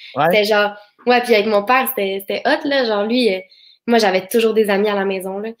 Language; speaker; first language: French; native; French